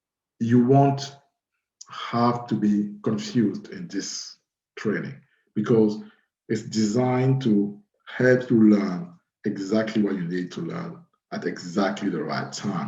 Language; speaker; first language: English; non-native, fluent; French